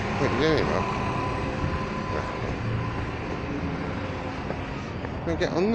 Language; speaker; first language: English; native; English